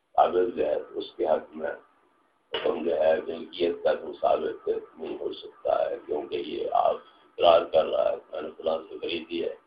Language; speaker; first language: Urdu; non-native, local second language; Punjabi